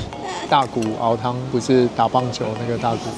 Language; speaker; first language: Chinese; native; Chinese